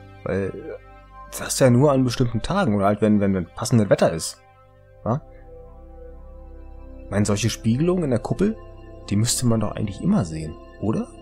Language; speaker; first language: German; native; German